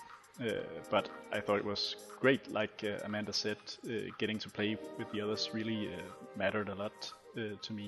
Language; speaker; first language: English; non-native, fluent; Danish